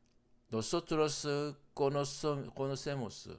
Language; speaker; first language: Spanish; non-native, learner; Korean